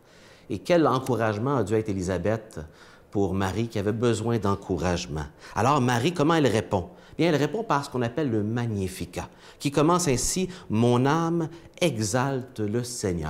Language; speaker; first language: French; native; French